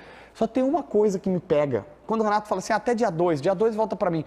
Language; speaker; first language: Portuguese; native; Portuguese